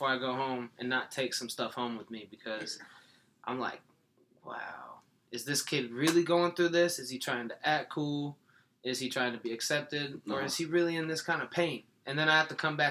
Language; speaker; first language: English; native; English